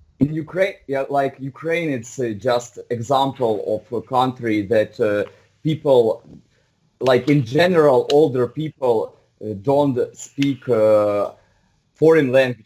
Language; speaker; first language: English; non-native, fluent; Russian